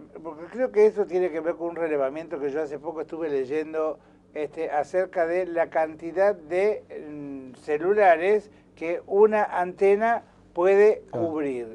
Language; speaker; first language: Spanish; native; Spanish